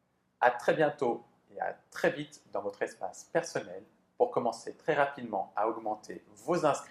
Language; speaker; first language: French; native; French